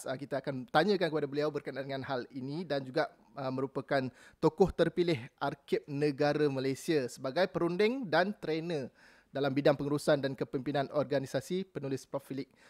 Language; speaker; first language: Malay; native; Malay